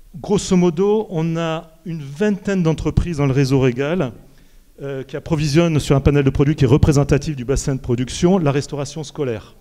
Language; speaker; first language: French; native; French